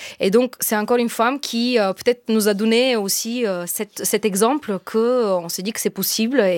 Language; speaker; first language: French; non-native, fluent; Bulgarian